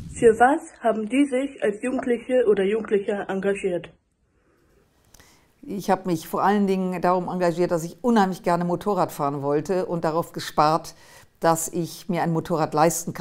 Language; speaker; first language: German; native; German